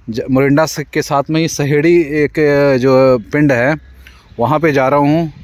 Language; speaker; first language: Hindi; non-native, local second language; Punjabi